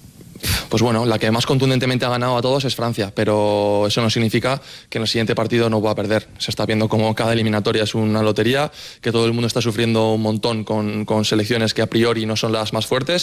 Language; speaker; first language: Spanish; native; Spanish